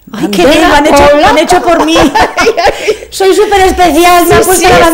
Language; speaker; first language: Spanish; native; Spanish